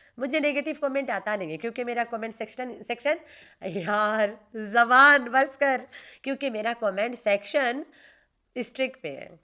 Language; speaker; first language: Urdu; non-native, local second language; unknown